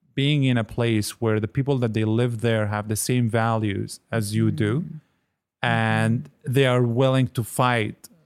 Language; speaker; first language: English; non-native, fluent; Arabic